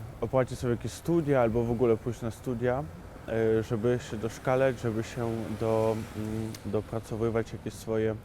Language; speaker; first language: Polish; non-native, fluent; Ukrainian